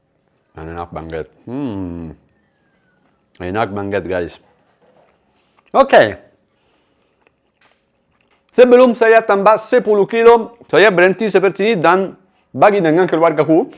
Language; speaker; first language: Indonesian; non-native, learner; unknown